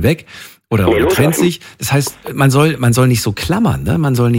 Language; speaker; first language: German; native; German